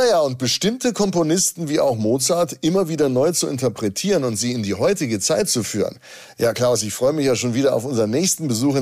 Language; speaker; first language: German; native; German